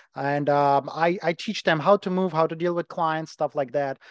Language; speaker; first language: English; non-native, fluent; Ukrainian